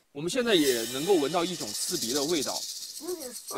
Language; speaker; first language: Chinese; native; Chinese